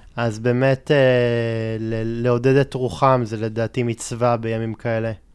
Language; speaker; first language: Hebrew; native; Hebrew